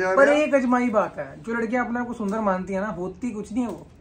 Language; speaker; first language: Hindi; native; Hindi